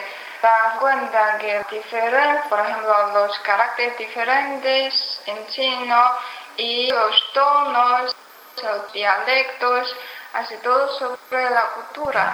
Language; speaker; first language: Spanish; non-native, learner; Chinese